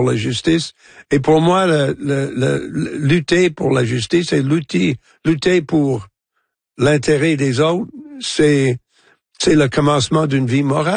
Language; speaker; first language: French; non-native, fluent; English